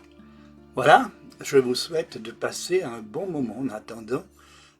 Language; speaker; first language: French; non-native, local second language; German